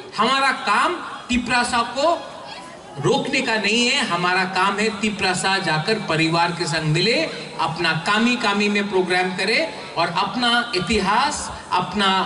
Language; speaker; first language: Hindi; non-native, local second language; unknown